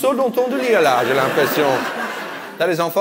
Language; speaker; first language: French; non-native, fluent; English